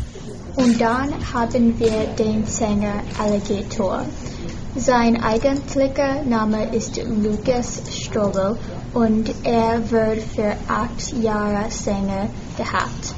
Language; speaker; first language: German; non-native, learner; English